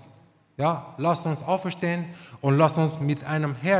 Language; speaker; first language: German; non-native, fluent; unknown